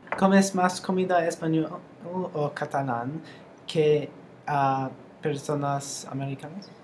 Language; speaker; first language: Spanish; non-native, learner; English